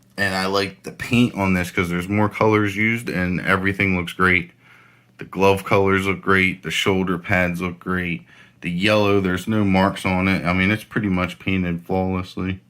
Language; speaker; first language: English; native; English